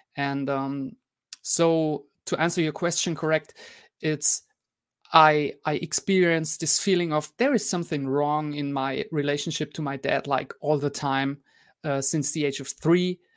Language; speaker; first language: English; non-native, fluent; German